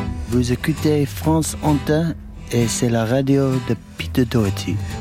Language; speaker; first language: French; non-native, learner; English